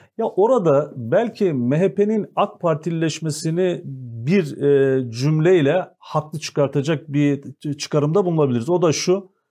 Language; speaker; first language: Turkish; native; Turkish